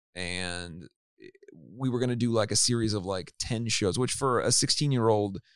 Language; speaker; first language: English; native; English